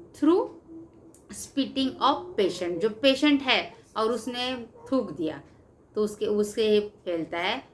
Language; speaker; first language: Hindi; non-native, local second language; Marathi